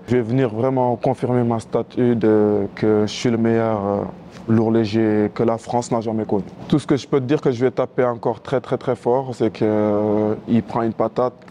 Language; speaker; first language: French; non-native, local second language; Wolof